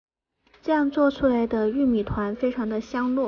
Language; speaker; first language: Chinese; native; Chinese